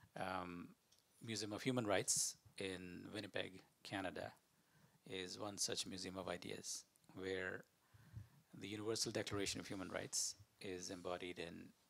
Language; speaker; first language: English; non-native, local second language; Malayalam